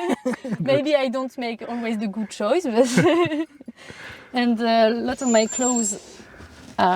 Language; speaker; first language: English; non-native, learner; French